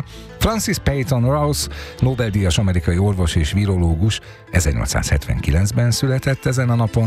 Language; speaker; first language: Hungarian; native; Hungarian